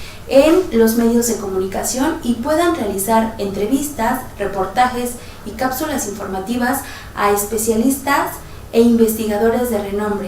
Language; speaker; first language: Spanish; native; Spanish